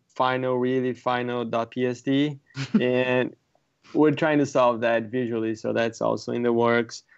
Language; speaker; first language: English; non-native, fluent; Portuguese